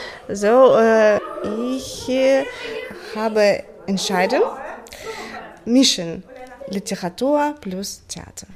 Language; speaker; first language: German; non-native, learner; Ukrainian